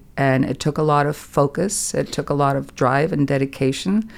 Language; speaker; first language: English; non-native, fluent; German